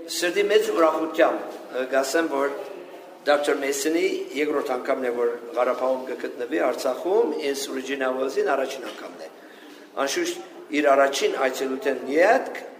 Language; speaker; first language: Armenian; native; Armenian